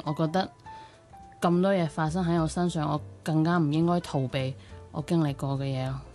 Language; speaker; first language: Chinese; non-native, local second language; Cantonese